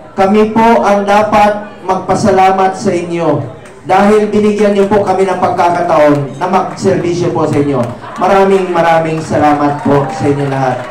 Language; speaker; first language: Filipino; non-native, local second language; Cebuano